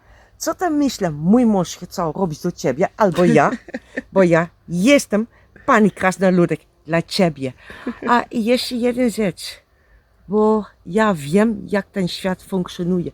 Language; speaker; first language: Polish; non-native, learner; Dutch